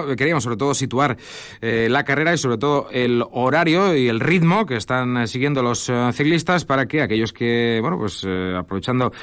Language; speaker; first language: Spanish; native; Spanish